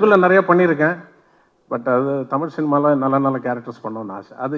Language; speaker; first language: Tamil; non-native, local second language; Telugu